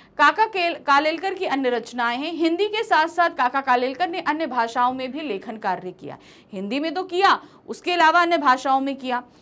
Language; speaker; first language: Hindi; native; Hindi